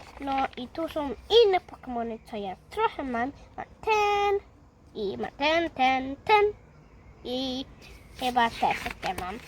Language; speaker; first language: Polish; early bilingual, heritage; Polish